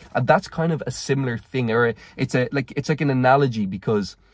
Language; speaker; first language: English; native; English